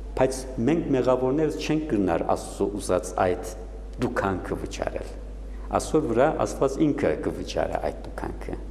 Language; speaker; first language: Armenian; early bilingual, heritage; Armenian